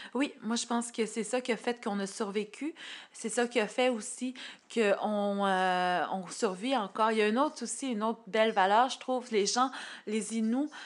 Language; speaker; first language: French; native; French